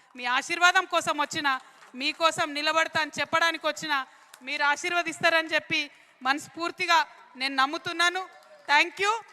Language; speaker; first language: Telugu; native; Telugu